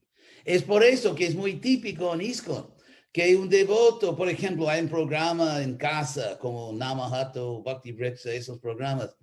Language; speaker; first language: Spanish; non-native, fluent; English